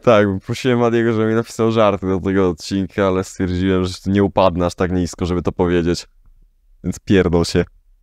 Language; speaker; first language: Polish; native; Polish